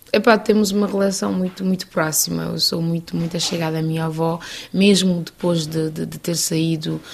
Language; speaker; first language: Portuguese; non-native, local second language; Kabuverdianu